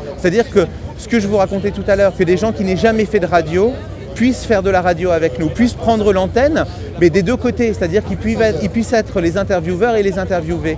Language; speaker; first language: French; native; French